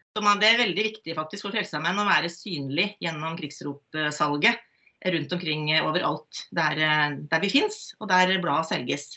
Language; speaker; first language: Norwegian; native; Norwegian